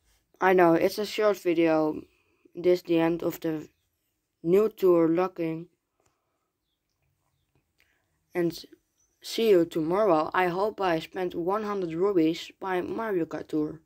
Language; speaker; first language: English; non-native, learner; Dutch